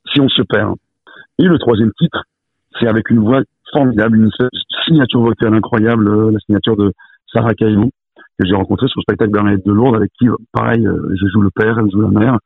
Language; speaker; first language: French; native; French